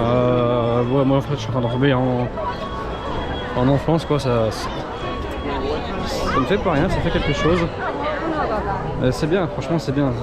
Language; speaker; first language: French; native; French